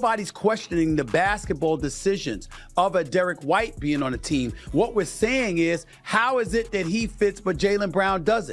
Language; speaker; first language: English; native; English